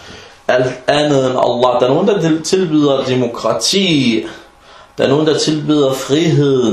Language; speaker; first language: Danish; non-native, fluent; Arabic